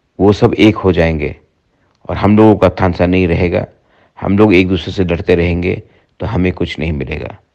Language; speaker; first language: Hindi; non-native, local second language; Kok Borok